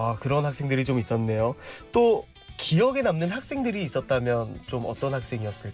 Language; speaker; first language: Korean; native; Korean